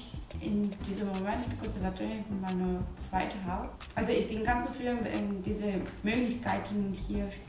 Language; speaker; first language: German; non-native, learner; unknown